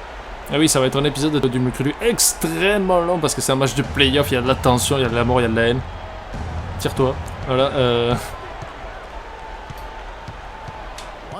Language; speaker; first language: French; native; French